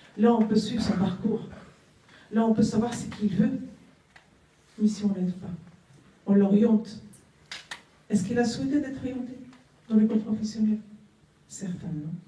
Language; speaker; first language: French; non-native, local second language; Arabic